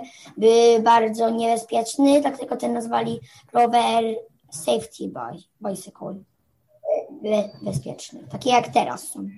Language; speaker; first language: Polish; early bilingual, heritage; Polish